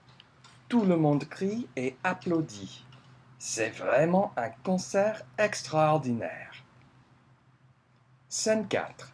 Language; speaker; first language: French; non-native, fluent; English